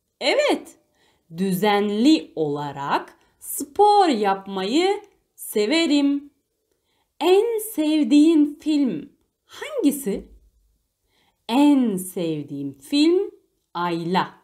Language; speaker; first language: Turkish; non-native, fluent; Arabic